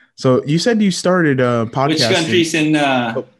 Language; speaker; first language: English; native; English